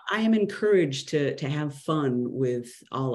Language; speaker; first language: English; native; English